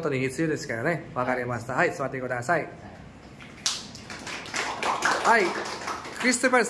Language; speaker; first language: Japanese; non-native, fluent; Filipino